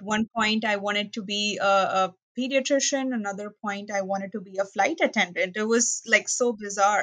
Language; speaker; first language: English; non-native, local second language; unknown